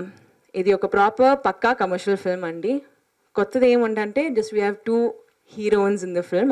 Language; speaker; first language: Telugu; non-native, fluent; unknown